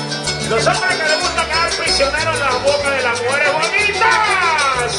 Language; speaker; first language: Spanish; native; Spanish